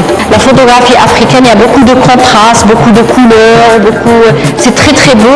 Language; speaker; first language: French; non-native, local second language; Arabic